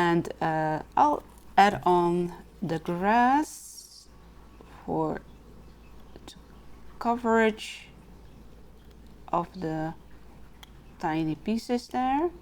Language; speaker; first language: English; non-native, fluent; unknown